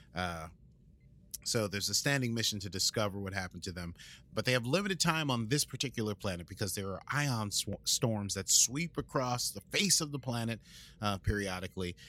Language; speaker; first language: English; native; English